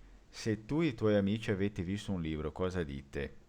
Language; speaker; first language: Italian; non-native, fluent; Portuguese